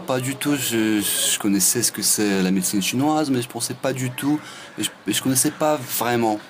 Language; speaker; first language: French; non-native, fluent; Russian